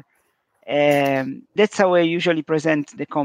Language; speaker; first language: English; non-native, fluent; Italian